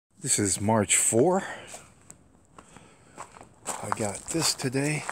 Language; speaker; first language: English; native; English